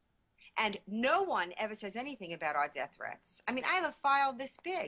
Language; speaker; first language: English; native; English